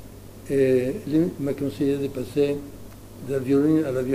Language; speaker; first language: French; non-native, learner; Italian